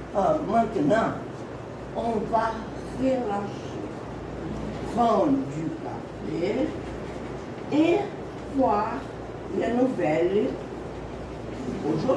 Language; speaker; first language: French; non-native, learner; Portuguese